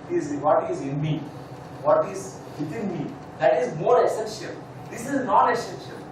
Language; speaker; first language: English; non-native, local second language; Telugu